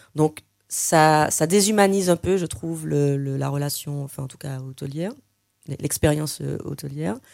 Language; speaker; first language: French; native; French